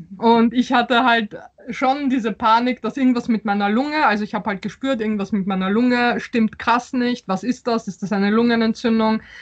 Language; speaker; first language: German; early bilingual, other home language; Polish